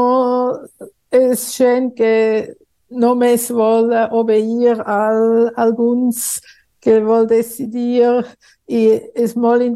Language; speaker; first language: Catalan; non-native, fluent; German